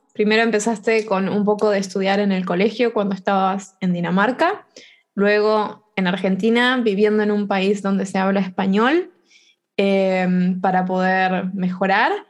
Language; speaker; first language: Spanish; native; Spanish